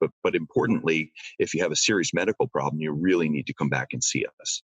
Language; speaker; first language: English; native; English